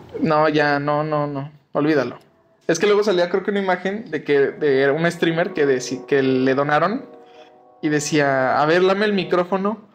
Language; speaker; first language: Spanish; native; Spanish